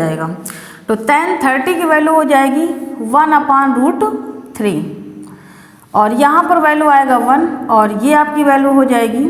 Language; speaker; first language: Hindi; native; Hindi